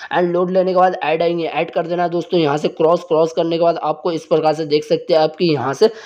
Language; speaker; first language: Hindi; native; Hindi